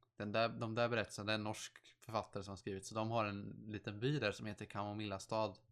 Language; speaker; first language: Swedish; native; Swedish